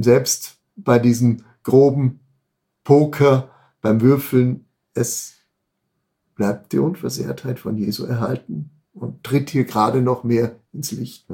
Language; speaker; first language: German; native; German